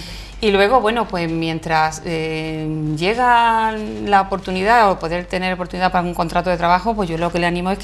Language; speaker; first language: Spanish; native; Spanish